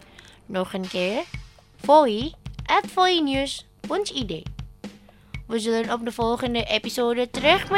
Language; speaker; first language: Dutch; non-native, learner; Indonesian